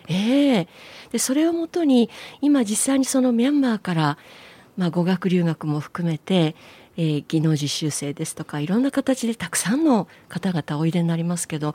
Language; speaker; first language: Japanese; native; Japanese